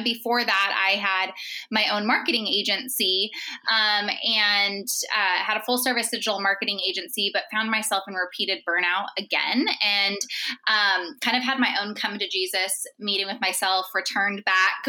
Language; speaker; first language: English; native; English